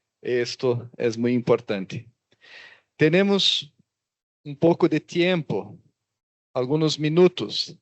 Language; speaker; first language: Spanish; non-native, fluent; Portuguese